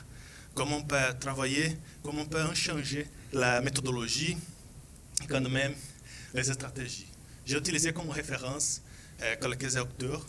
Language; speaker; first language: French; non-native, fluent; Portuguese